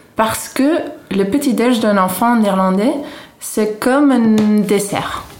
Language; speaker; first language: French; non-native, fluent; Dutch